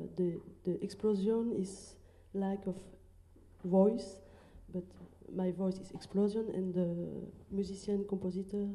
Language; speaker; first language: English; non-native, learner; French